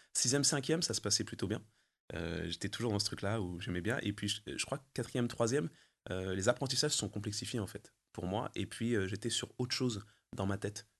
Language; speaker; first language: French; early bilingual, other home language; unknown